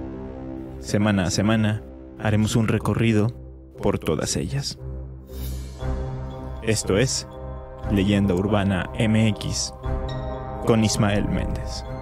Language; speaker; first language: Spanish; native; Spanish